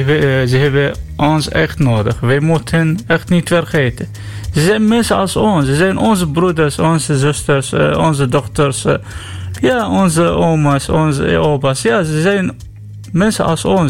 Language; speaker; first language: Dutch; non-native, learner; Arabic